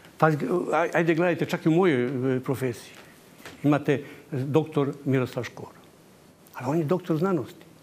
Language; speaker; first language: Croatian; native; Croatian